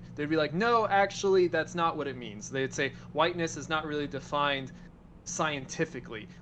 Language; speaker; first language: English; early bilingual, other home language; Spanish